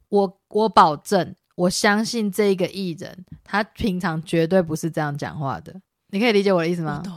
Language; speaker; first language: Chinese; native; Chinese